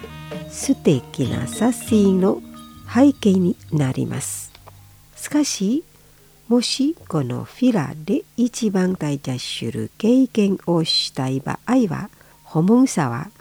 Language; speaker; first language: Japanese; non-native, fluent; Indonesian